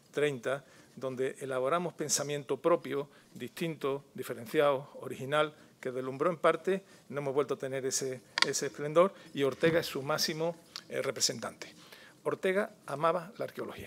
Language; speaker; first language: Spanish; native; Spanish